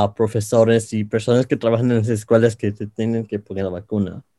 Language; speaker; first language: Spanish; early bilingual, heritage; Spanish